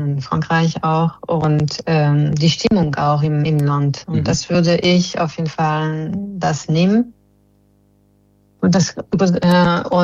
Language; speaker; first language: German; non-native, fluent; French